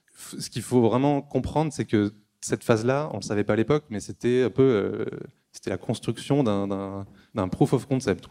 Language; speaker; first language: French; native; French